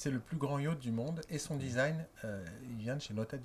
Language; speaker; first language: French; native; French